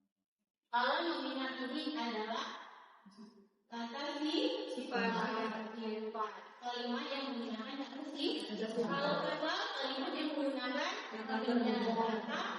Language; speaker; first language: Indonesian; native; Indonesian